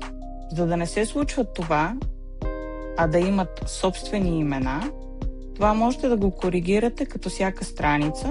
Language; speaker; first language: Bulgarian; native; Bulgarian